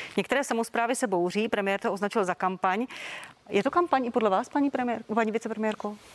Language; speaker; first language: Czech; native; Czech